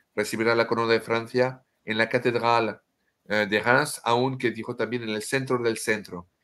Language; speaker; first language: Spanish; non-native, fluent; French